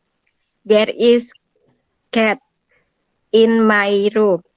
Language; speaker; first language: English; non-native, learner; Indonesian